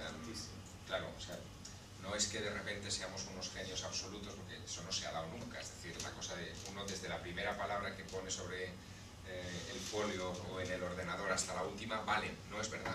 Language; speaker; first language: Spanish; native; Spanish